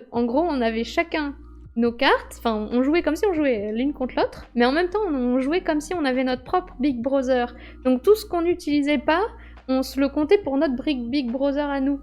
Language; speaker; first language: French; native; French